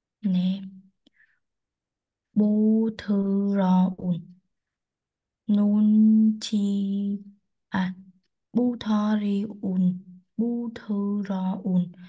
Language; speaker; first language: Korean; non-native, learner; Vietnamese